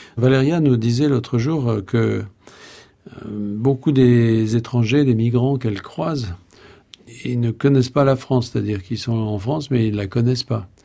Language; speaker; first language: French; native; French